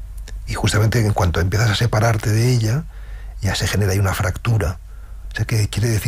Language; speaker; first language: Spanish; native; Spanish